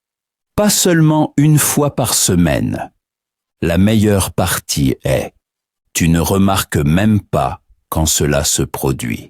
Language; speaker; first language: French; non-native, fluent; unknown